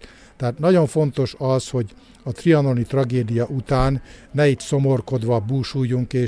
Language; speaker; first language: Hungarian; native; Hungarian